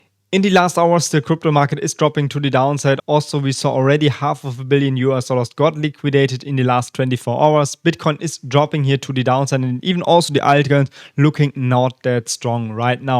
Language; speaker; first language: English; non-native, fluent; German